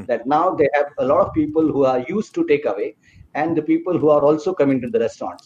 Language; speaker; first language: English; non-native, local second language; Marathi